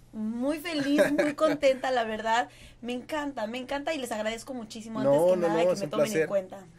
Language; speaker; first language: Spanish; native; Spanish